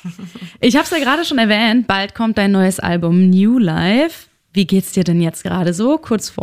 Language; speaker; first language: German; native; German